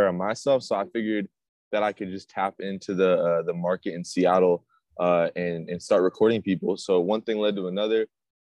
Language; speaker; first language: English; native; English